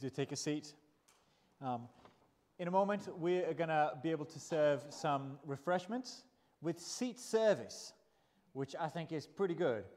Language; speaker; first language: English; non-native, fluent; Portuguese